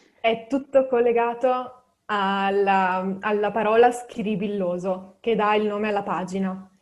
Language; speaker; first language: Italian; native; Italian